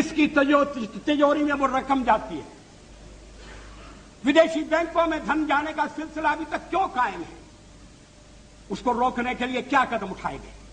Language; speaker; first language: Hindi; native; Hindi